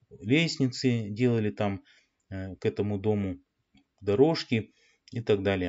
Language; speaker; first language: Russian; native; Russian